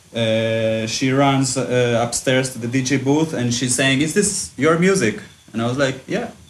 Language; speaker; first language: English; early bilingual, other home language; Russian